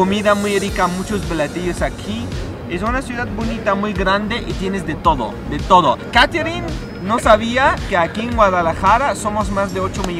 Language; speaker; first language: Spanish; non-native, learner; Arabic